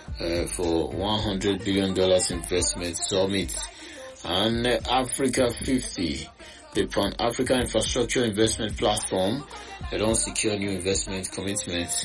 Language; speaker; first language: Nigerian Pidgin; non-native, local second language; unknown